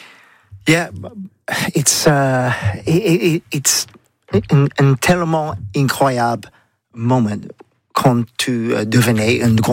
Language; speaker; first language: French; non-native, learner; English